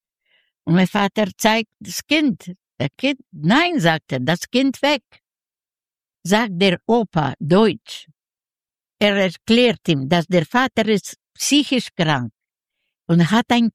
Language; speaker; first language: German; non-native, learner; Yiddish